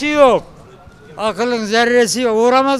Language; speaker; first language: Turkish; native; Turkish